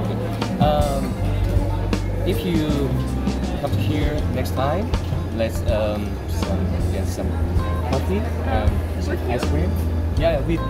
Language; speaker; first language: English; non-native, learner; Korean